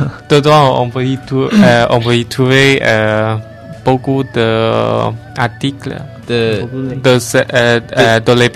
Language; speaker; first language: French; non-native, learner; Chinese